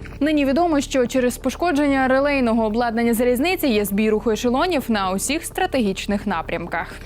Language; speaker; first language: Ukrainian; native; Ukrainian